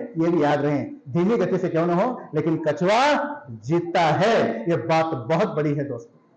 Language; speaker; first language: Hindi; non-native, local second language; Marathi